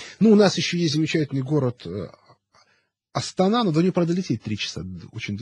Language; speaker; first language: Russian; native; Russian